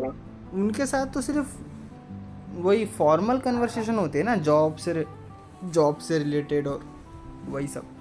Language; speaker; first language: Hindi; native; Hindi